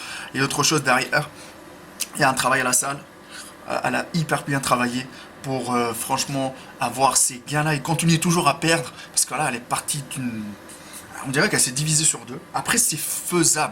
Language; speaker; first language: French; native; French